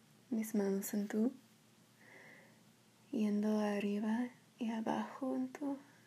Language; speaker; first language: Spanish; non-native, learner; English